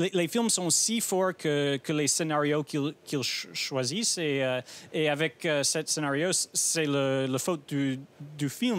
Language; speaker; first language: French; non-native, fluent; English